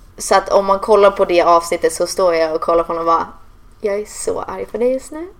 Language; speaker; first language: Swedish; early bilingual, heritage; Swedish